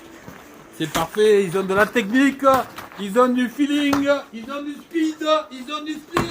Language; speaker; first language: French; native; French